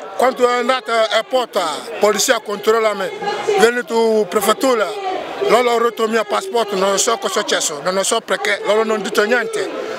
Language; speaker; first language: Italian; non-native, learner; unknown